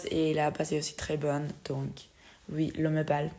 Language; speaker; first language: French; non-native, fluent; Spanish